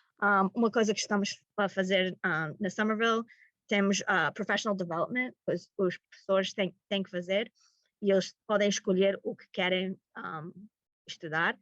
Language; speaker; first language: Portuguese; early bilingual, heritage; Portuguese